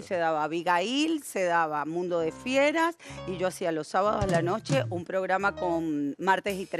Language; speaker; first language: Spanish; native; Spanish